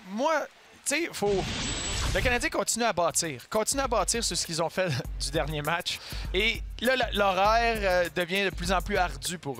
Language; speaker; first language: French; native; French